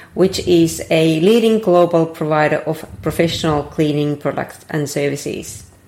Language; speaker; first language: English; non-native, fluent; Danish